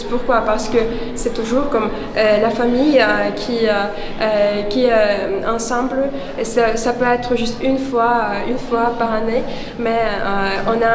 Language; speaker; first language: French; non-native, fluent; Ukrainian